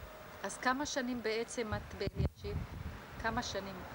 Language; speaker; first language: Hebrew; native; Hebrew